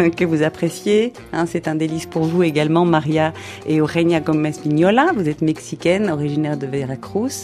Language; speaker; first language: French; native; French